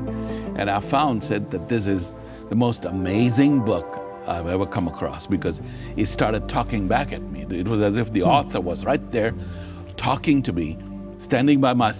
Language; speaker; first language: English; non-native, local second language; Gujarati